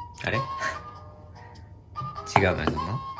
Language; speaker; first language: Japanese; native; Japanese